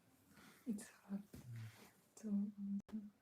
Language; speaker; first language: English; non-native, learner; Ukrainian